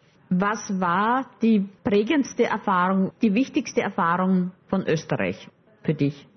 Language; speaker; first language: German; native; German